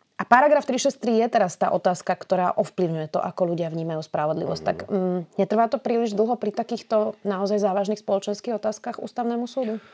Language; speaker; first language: Slovak; native; Slovak